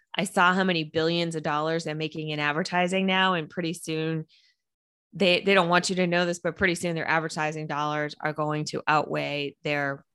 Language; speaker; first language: English; native; English